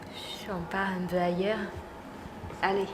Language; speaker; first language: French; non-native, fluent; Chinese